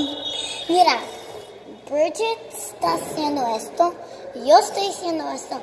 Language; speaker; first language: Spanish; early bilingual, heritage; Spanish